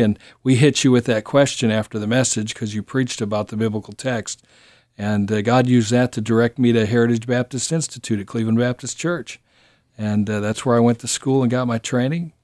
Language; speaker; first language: English; native; English